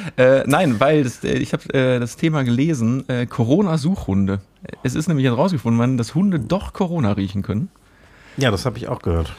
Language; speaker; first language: German; native; German